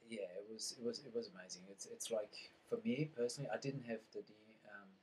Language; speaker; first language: English; non-native, fluent; German